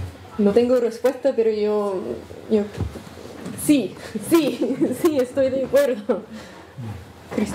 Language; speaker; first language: Spanish; non-native, fluent; English